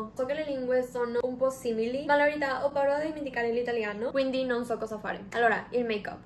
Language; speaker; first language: Italian; non-native, learner; Spanish